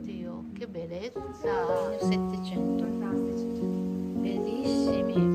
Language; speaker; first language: Italian; non-native, learner; Japanese